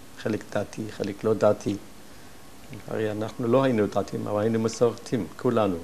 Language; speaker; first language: Hebrew; non-native, fluent; German